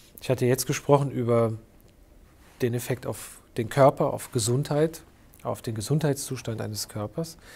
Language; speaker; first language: German; native; German